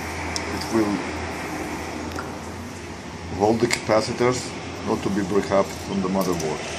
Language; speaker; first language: English; non-native, fluent; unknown